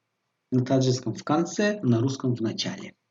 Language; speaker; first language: Russian; non-native, local second language; Tajik